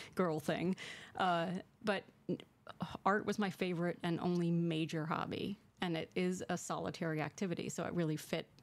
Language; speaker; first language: English; native; English